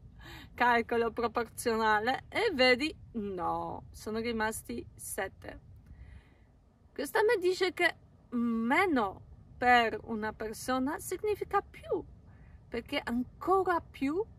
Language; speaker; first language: Italian; non-native, fluent; Polish